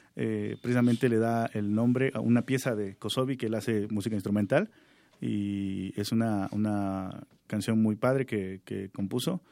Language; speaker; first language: Spanish; non-native, local second language; Zapotec